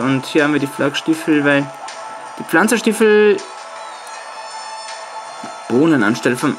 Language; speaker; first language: German; native; German